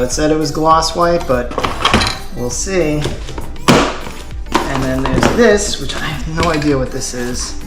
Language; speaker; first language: English; native; English